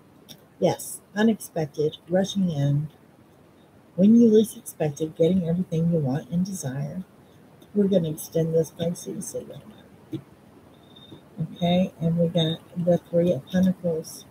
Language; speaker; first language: English; native; English